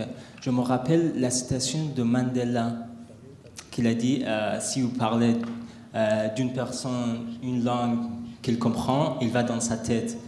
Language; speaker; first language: French; non-native, learner; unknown